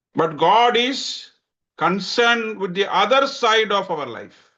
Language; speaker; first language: English; non-native, local second language; Malayalam